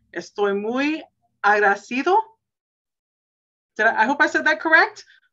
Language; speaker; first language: Spanish; non-native, learner; English